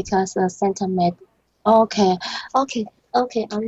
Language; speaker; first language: English; non-native, learner; Chinese